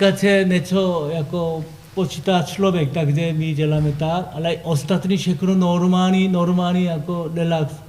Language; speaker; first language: Czech; non-native, learner; Korean